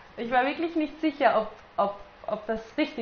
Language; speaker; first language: German; native; German